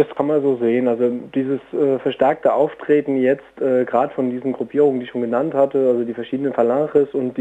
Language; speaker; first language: German; native; German